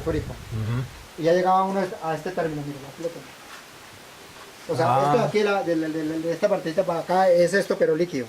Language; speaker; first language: Spanish; native; Spanish